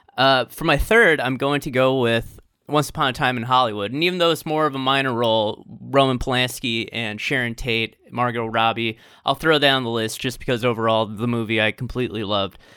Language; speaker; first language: English; native; English